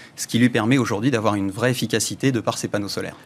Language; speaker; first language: French; native; French